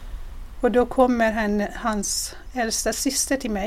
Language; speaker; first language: Swedish; non-native, fluent; Persian